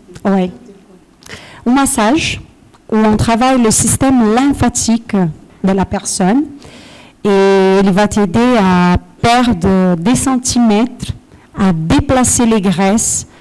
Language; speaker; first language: French; non-native, fluent; Portuguese